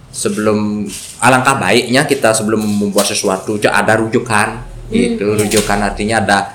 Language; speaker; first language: Indonesian; native; Indonesian